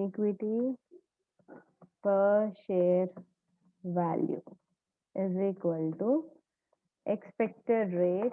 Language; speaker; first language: English; non-native, local second language; Telugu